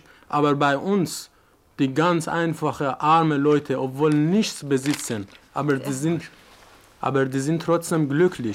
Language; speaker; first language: German; non-native, fluent; Persian